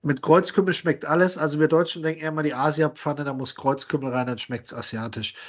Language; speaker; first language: German; native; German